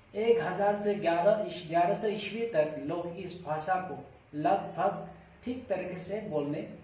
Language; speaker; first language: Hindi; non-native, local second language; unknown